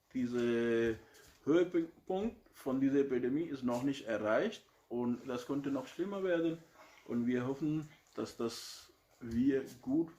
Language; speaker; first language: German; non-native, learner; Urdu